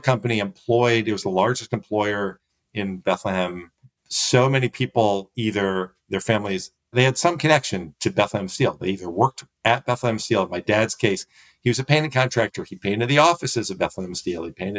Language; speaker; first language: English; native; English